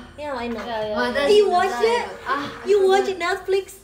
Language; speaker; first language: English; non-native, learner; Indonesian